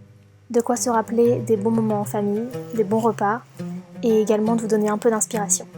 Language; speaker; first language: French; native; French